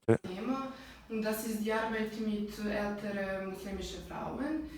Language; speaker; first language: German; non-native, fluent; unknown